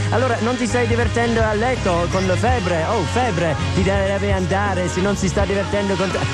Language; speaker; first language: Italian; non-native, fluent; English